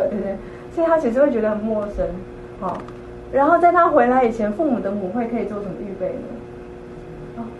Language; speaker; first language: Chinese; native; Chinese